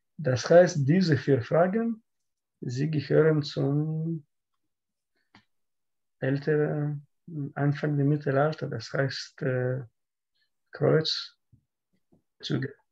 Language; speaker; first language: German; non-native, learner; Russian